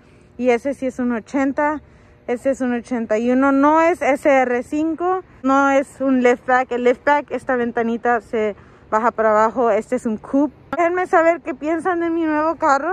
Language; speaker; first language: Spanish; early bilingual, heritage; Spanish